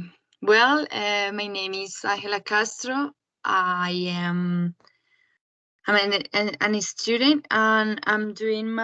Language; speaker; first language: English; non-native, learner; Spanish